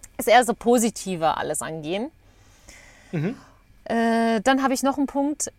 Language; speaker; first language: German; early bilingual, other home language; Bosnian